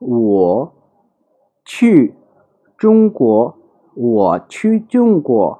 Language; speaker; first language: Chinese; non-native, fluent; Urdu